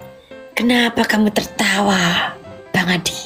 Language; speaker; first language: Indonesian; native; Indonesian